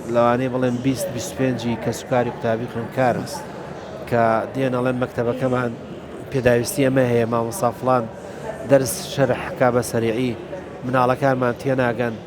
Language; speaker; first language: Central Kurdish; native; Central Kurdish